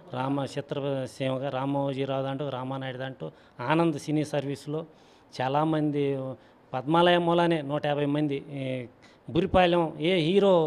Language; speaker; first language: Telugu; native; Telugu